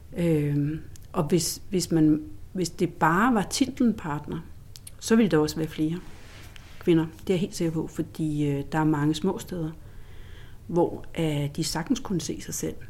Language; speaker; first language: Danish; native; Danish